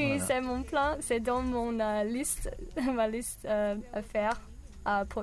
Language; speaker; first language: French; non-native, learner; English